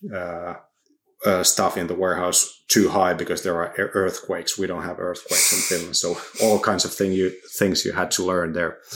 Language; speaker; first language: English; non-native, fluent; Finnish